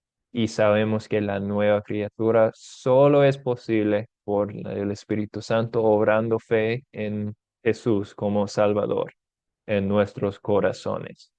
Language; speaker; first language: Spanish; non-native, fluent; English